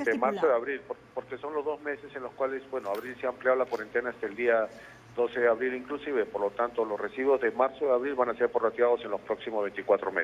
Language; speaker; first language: Spanish; native; Spanish